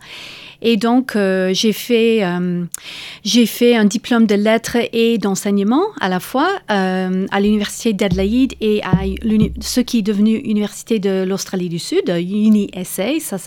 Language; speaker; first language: French; non-native, fluent; English